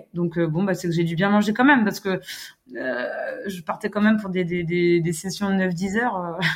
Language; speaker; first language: French; non-native, fluent; English